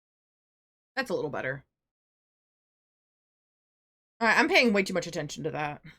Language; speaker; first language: English; native; English